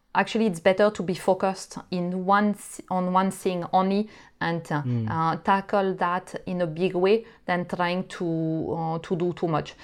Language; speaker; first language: English; non-native, fluent; French